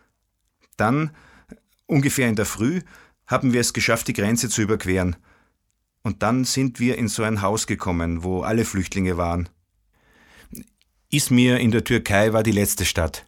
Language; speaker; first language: German; non-native, fluent; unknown